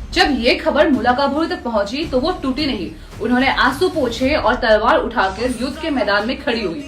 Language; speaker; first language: Hindi; non-native, local second language; Assamese